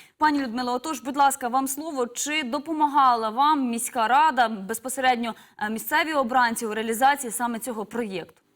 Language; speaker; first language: Ukrainian; native; Ukrainian